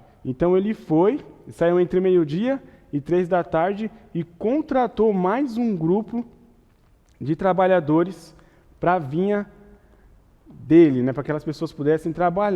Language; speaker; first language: Portuguese; native; Portuguese